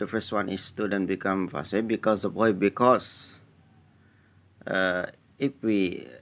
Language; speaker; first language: English; non-native, learner; Indonesian